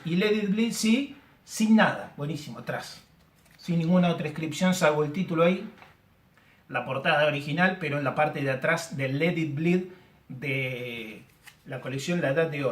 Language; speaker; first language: Spanish; native; Spanish